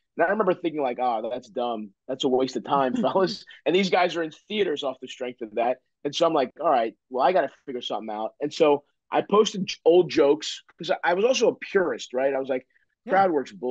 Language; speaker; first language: English; native; English